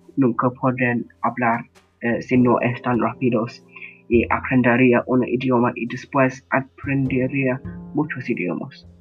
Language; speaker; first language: Spanish; non-native, learner; English